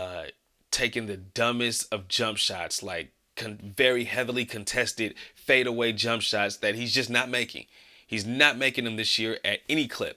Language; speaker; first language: English; native; English